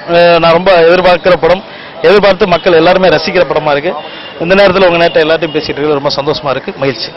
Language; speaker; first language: Tamil; native; Tamil